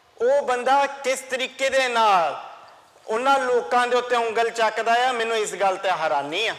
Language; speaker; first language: Punjabi; early bilingual, heritage; Punjabi